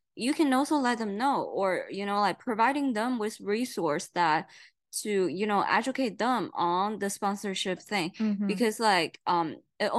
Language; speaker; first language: English; non-native, fluent; Chinese